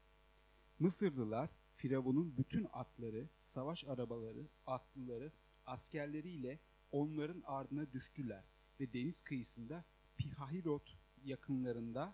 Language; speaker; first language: Turkish; native; Turkish